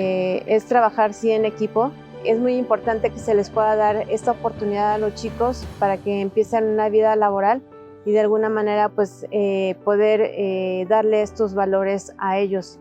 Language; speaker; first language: Spanish; native; Spanish